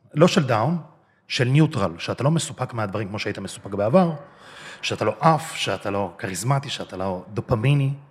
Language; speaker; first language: Hebrew; early bilingual, other home language; Russian